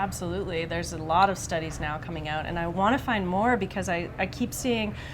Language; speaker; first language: English; native; English